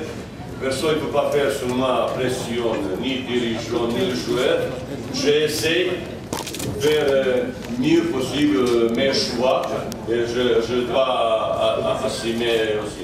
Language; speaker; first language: French; non-native, fluent; Bosnian